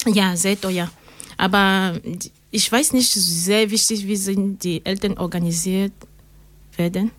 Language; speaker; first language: German; non-native, learner; French